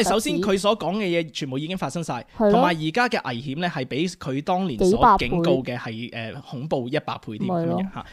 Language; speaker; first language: Cantonese; native; Cantonese